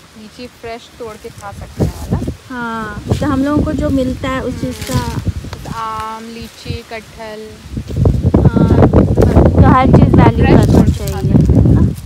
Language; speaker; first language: Hindi; native; Hindi